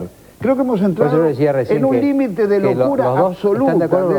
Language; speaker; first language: Spanish; native; Spanish